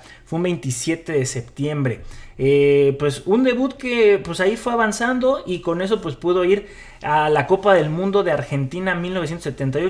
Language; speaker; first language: Spanish; native; Spanish